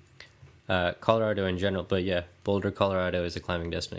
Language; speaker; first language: English; native; English